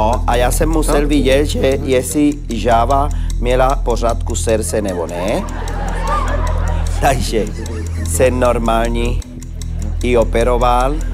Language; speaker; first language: Czech; non-native, fluent; Spanish